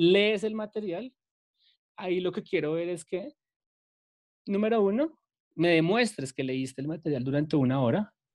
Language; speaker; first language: Spanish; native; Spanish